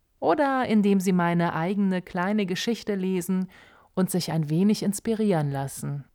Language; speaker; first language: German; native; German